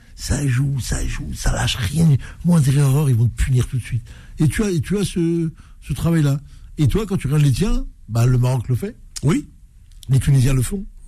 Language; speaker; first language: French; native; French